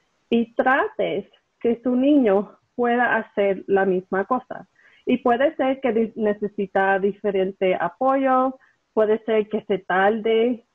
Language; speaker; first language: Spanish; early bilingual, heritage; Spanish